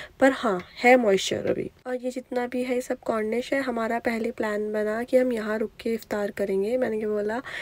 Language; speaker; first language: Hindi; native; Hindi